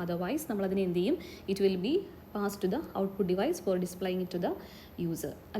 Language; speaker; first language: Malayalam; native; Malayalam